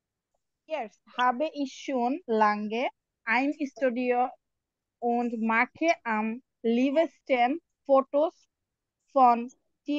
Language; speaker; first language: German; non-native, learner; Bangla